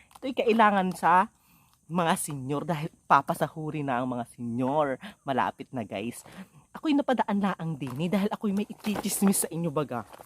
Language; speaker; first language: Filipino; native; Filipino